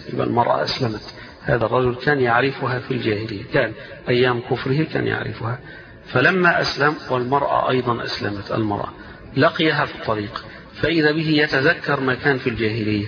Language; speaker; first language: Arabic; native; Arabic